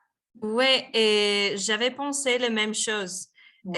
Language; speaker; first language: French; non-native, learner; Spanish